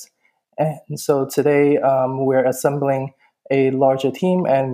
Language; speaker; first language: English; native; English